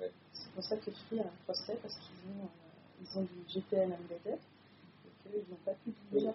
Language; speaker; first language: French; native; French